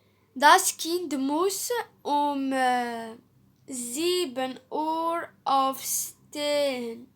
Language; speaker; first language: German; non-native, learner; Arabic